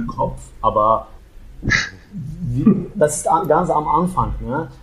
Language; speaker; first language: German; non-native, learner; Turkish